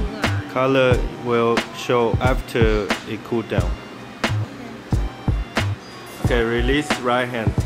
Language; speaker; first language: English; non-native, local second language; Chinese